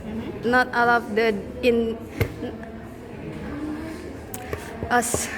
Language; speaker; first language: English; non-native, learner; Indonesian